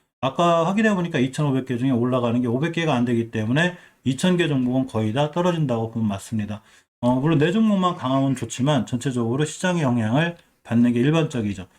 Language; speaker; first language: Korean; native; Korean